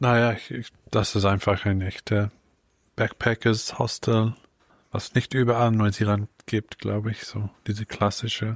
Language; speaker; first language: German; non-native, fluent; English